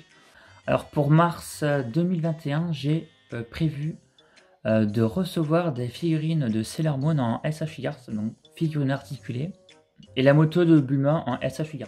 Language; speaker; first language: French; native; French